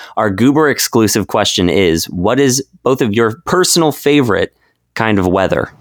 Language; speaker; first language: English; native; English